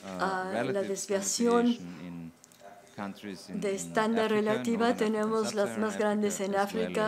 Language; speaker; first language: Spanish; non-native, learner; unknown